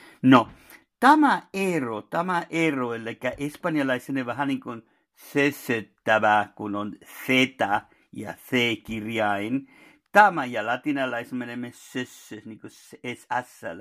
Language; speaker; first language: Finnish; non-native, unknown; Spanish